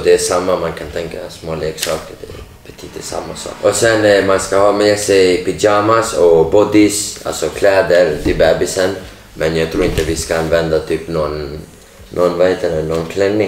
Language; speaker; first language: Swedish; non-native, learner; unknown